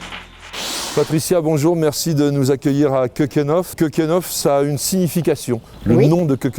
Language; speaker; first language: French; native; French